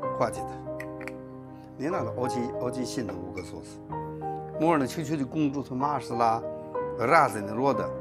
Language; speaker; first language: Russian; non-native, learner; Chinese